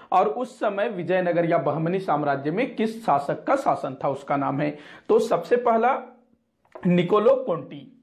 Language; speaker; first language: Hindi; non-native, local second language; Marathi